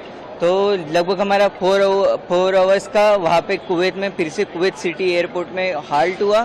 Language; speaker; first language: Hindi; native; Hindi